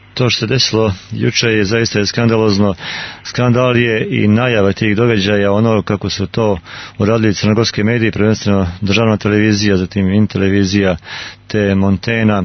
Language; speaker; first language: Serbian; native; Serbian